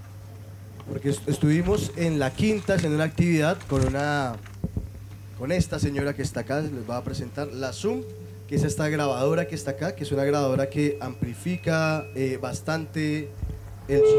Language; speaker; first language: Spanish; native; Spanish